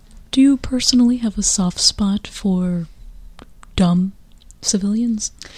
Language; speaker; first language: English; native; English